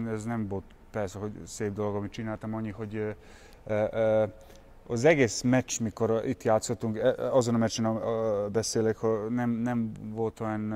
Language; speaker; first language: Hungarian; non-native, fluent; Serbian